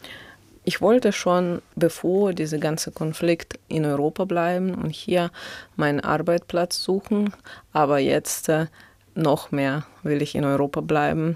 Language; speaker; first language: German; non-native, fluent; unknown